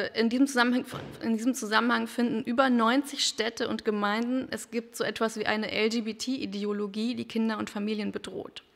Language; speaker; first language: German; native; German